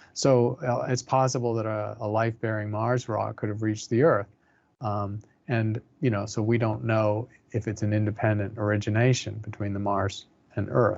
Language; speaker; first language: English; native; English